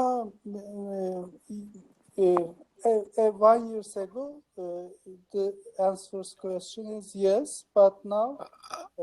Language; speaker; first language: English; non-native, learner; Turkish